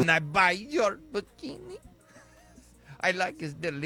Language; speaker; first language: English; native; English